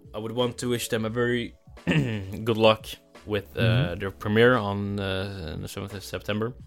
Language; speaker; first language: English; non-native, fluent; Norwegian